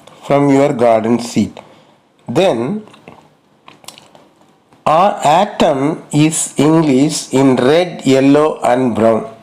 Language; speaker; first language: English; non-native, local second language; Tamil